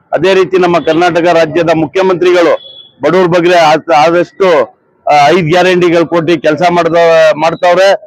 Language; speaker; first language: Kannada; non-native, local second language; Urdu